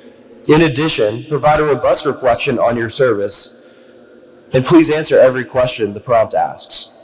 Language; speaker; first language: English; native; English